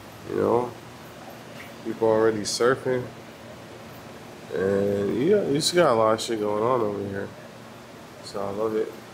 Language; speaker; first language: English; native; English